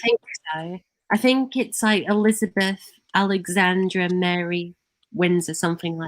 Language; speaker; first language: English; native; English